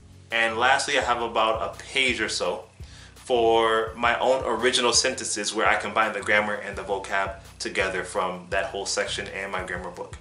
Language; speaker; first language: English; native; English